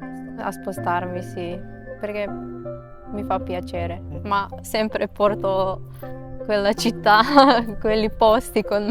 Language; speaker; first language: Italian; non-native, fluent; Macedonian